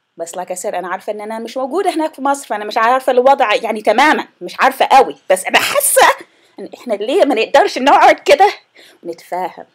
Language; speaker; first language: Arabic; non-native, fluent; English